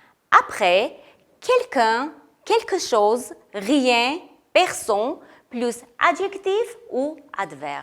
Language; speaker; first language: French; non-native, fluent; Armenian